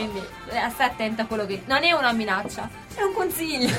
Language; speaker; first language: Italian; native; Italian